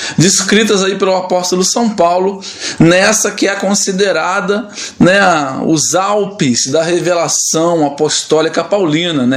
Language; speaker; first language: Portuguese; native; Portuguese